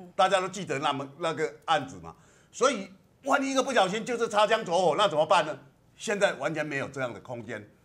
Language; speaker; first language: Chinese; native; Chinese